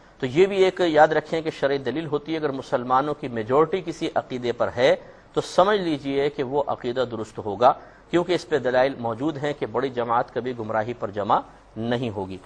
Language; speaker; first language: Urdu; native; Urdu